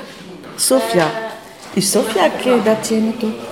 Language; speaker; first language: Spanish; non-native, learner; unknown